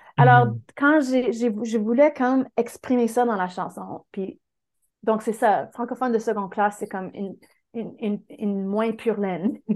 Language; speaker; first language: French; native; French